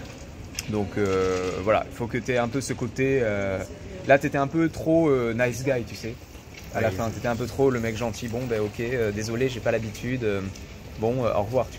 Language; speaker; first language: French; native; French